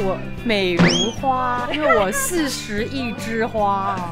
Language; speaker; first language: Chinese; native; Chinese